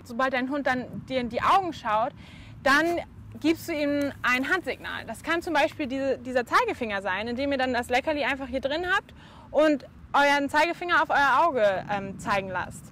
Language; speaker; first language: German; native; German